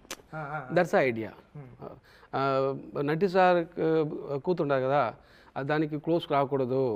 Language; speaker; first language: Telugu; non-native, local second language; Tamil